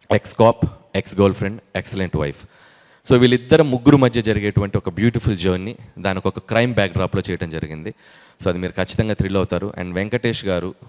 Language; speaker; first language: Telugu; native; Telugu